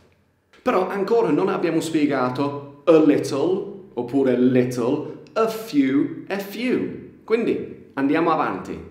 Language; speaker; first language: Italian; non-native, fluent; English